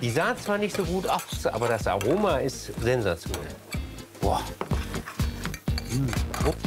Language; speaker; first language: German; native; German